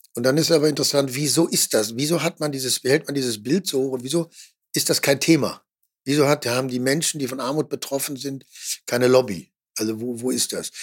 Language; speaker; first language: German; native; German